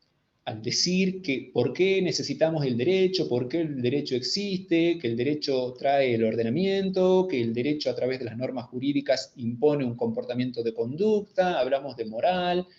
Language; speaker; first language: Spanish; native; Spanish